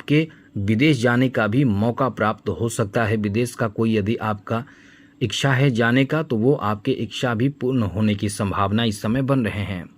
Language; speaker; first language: Hindi; native; Hindi